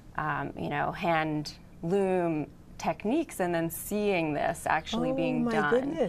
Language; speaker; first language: English; native; English